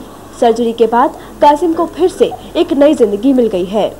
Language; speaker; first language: Hindi; native; Hindi